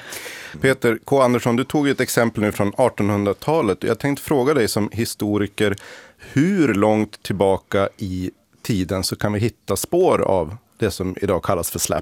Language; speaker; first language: Swedish; native; Swedish